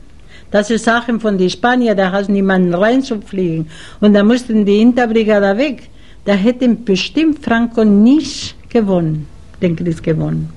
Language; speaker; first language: German; non-native, fluent; Spanish